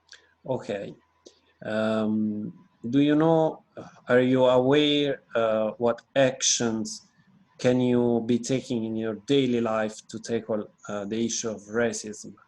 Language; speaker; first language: English; non-native, fluent; Italian